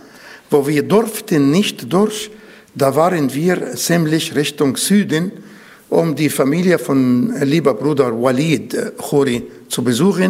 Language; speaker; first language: German; non-native, fluent; Arabic